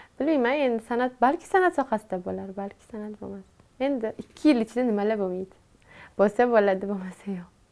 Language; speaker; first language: Uzbek; non-native, local second language; Tajik